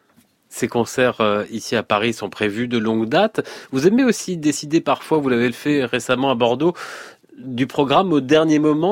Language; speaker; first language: French; native; French